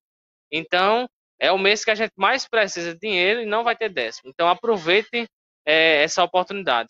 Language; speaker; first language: Portuguese; native; Portuguese